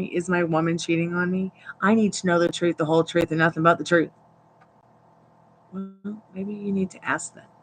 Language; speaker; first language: English; native; English